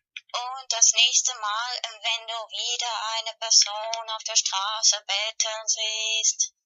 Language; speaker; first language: German; non-native, fluent; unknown